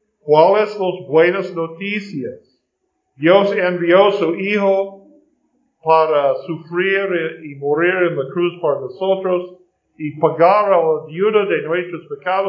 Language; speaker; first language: Spanish; non-native, learner; English